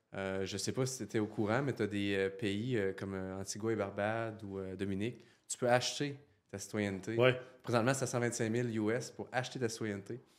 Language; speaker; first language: French; native; French